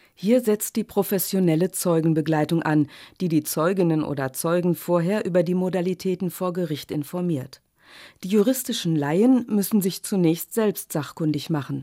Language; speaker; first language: German; native; German